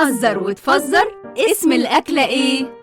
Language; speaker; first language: Arabic; native; Arabic